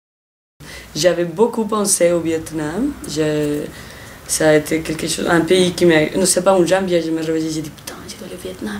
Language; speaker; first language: French; non-native, fluent; Spanish